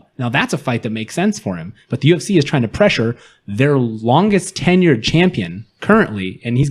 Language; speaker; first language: English; native; English